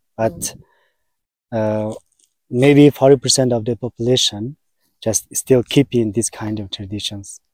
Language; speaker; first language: English; non-native, learner; Mongolian